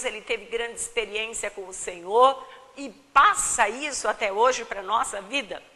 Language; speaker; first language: Portuguese; native; Portuguese